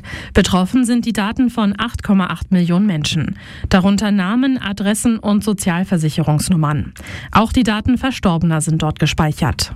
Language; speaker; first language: German; native; German